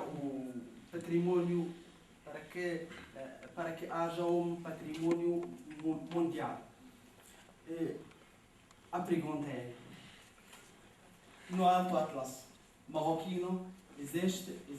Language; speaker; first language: Portuguese; non-native, learner; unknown